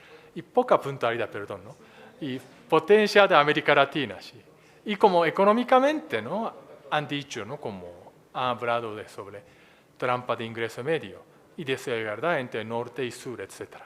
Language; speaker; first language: Spanish; non-native, fluent; Japanese